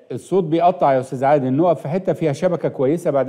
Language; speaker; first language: Arabic; native; Arabic